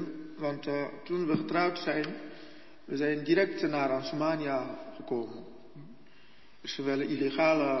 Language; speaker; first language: Dutch; non-native, learner; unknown